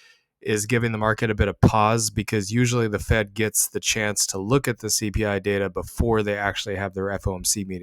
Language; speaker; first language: English; native; English